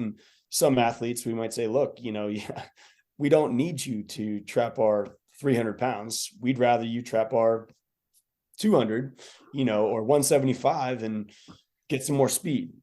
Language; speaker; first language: English; native; English